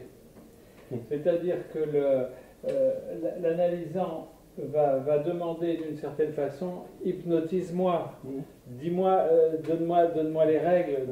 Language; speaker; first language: French; native; French